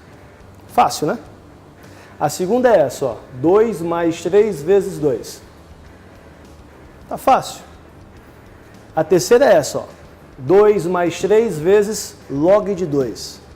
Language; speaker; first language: Portuguese; native; Portuguese